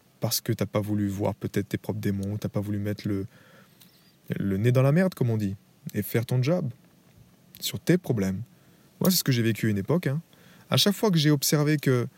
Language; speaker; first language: French; native; French